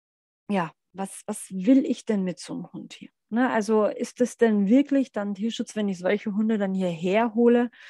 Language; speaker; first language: German; native; German